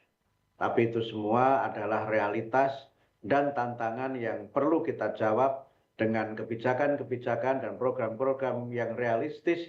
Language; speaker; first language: Indonesian; native; Indonesian